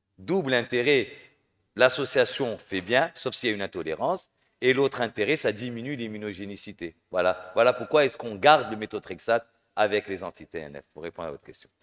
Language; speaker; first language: French; non-native, local second language; Arabic